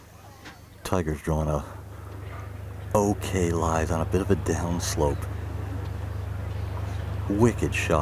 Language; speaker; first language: English; native; English